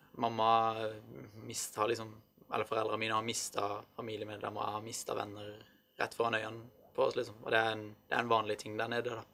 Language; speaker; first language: Norwegian; early bilingual, other home language; Arabic